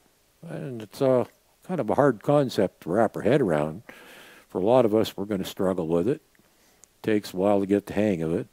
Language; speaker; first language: English; native; English